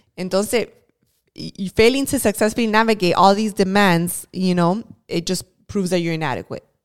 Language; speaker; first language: English; early bilingual, other home language; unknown